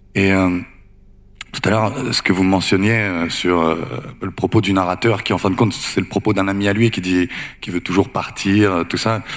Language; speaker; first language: French; native; French